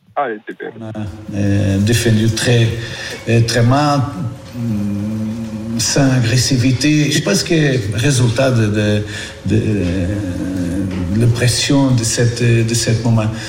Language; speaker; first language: French; non-native, learner; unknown